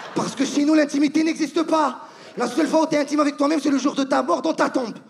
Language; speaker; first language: French; non-native, local second language; Arabic